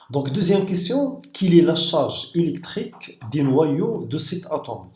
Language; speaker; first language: French; non-native, local second language; Arabic